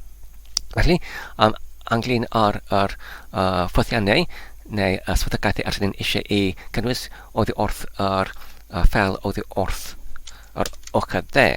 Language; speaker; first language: Welsh; non-native, learner; English